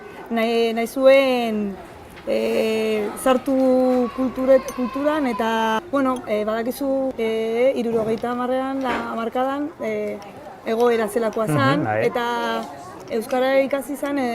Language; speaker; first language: Basque; non-native, learner; Spanish